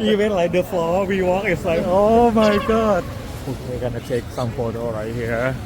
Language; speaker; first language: English; non-native, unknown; Thai